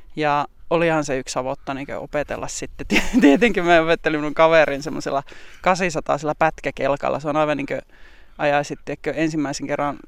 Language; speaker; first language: Finnish; native; Finnish